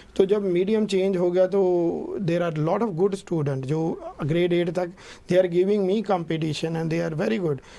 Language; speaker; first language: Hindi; non-native, local second language; Punjabi